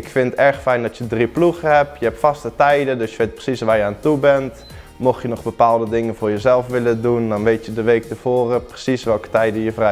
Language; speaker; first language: Dutch; native; Dutch